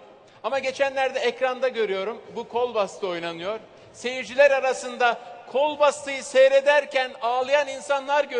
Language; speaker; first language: Turkish; native; Turkish